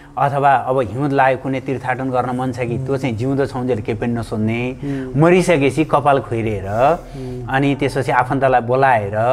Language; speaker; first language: Nepali; native; Nepali